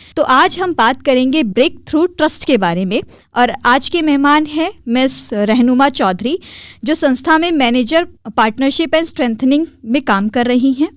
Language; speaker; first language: Hindi; native; Hindi